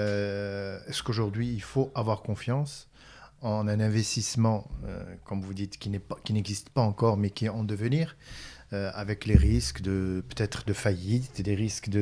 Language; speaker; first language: French; non-native, local second language; Arabic